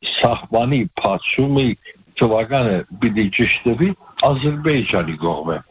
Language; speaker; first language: Armenian; native; Armenian